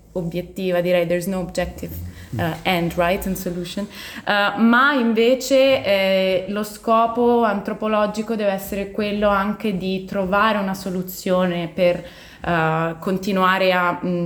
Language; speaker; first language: Italian; native; Italian